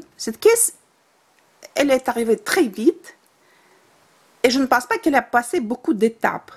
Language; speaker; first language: French; non-native, fluent; Russian